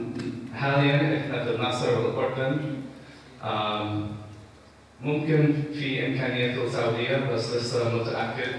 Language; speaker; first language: Arabic; non-native, fluent; English